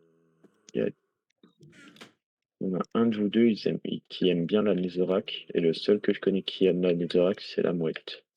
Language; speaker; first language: French; native; French